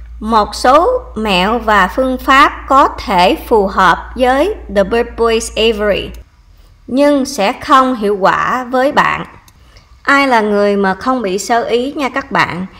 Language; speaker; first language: Vietnamese; early bilingual, heritage; Vietnamese